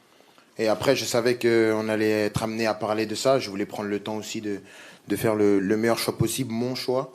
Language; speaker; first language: French; native; French